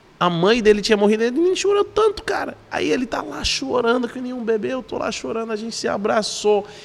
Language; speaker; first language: Portuguese; non-native, fluent; English